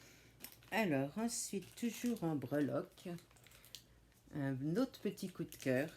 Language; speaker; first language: French; native; French